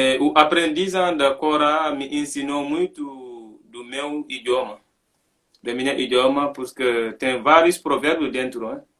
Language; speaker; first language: Portuguese; non-native, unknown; Mandingo